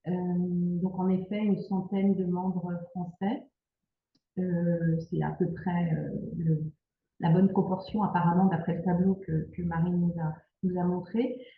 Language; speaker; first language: French; native; French